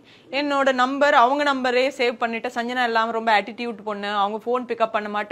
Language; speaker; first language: Tamil; non-native, learner; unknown